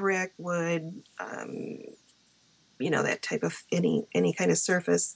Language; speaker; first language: English; native; English